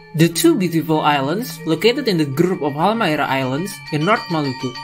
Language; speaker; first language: English; non-native, fluent; Indonesian